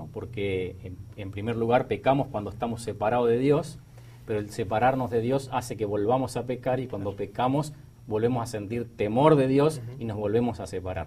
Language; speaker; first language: Spanish; native; Spanish